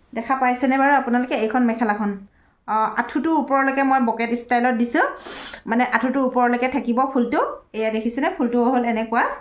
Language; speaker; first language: Assamese; non-native, local second language; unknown